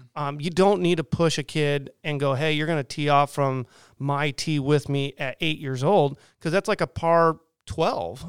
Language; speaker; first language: English; native; English